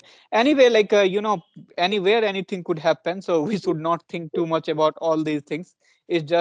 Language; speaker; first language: English; non-native, local second language; Punjabi